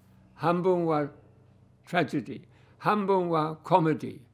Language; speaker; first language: Japanese; non-native, fluent; English